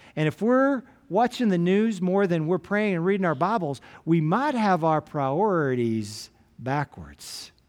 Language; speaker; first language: English; native; English